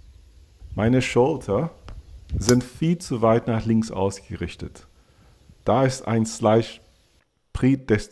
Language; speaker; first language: German; non-native, fluent; English